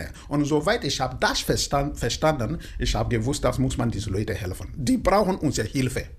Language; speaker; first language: German; non-native, fluent; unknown